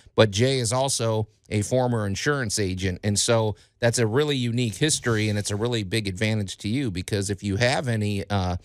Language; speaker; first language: English; native; English